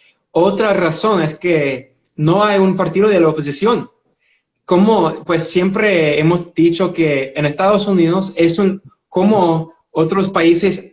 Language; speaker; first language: Spanish; non-native, fluent; English